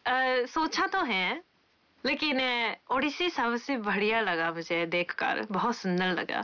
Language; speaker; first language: Hindi; non-native, fluent; Japanese